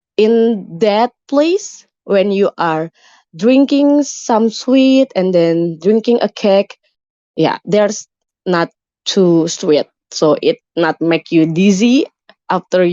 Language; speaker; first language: English; non-native, learner; Indonesian